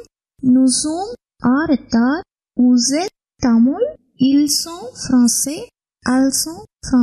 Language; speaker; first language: French; non-native, learner; Tamil